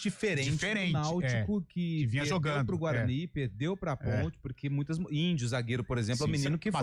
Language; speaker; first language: Portuguese; native; Portuguese